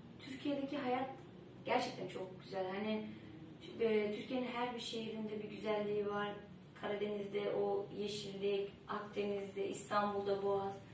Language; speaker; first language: Turkish; early bilingual, heritage; Turkish